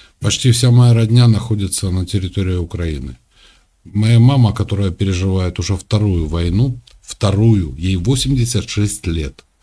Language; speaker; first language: Russian; native; Russian